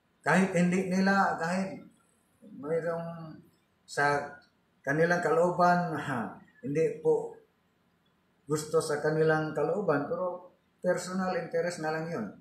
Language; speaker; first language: Filipino; non-native, local second language; Cebuano